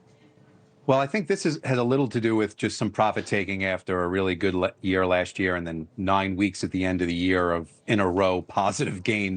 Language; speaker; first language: English; native; English